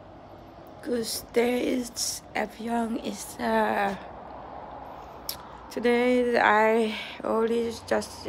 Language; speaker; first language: English; non-native, learner; Thai